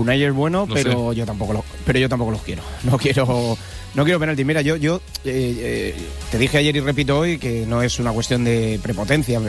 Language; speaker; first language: Spanish; native; Spanish